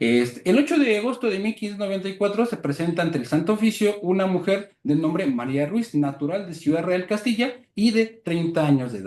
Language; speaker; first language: Spanish; native; Spanish